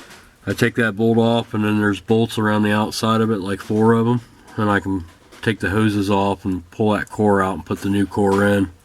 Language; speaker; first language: English; native; English